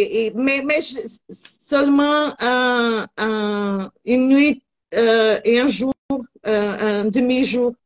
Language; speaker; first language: French; non-native, learner; Portuguese